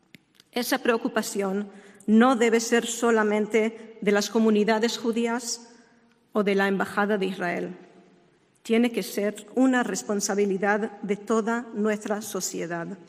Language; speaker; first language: Spanish; non-native, fluent; Hebrew